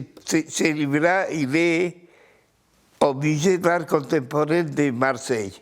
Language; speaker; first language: French; non-native, fluent; Spanish